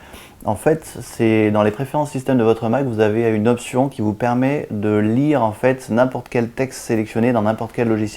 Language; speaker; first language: French; native; French